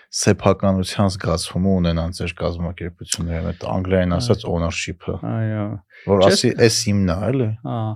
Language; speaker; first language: Armenian; native; Armenian